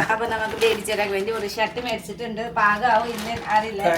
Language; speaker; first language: Malayalam; non-native, learner; Nepali